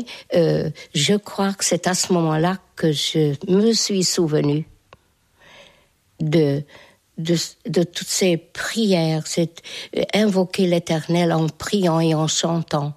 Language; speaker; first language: French; non-native, fluent; Hungarian